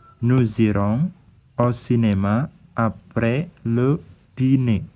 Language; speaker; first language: French; non-native, fluent; Indonesian